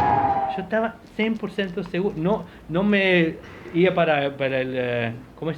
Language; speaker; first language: Spanish; non-native, fluent; Portuguese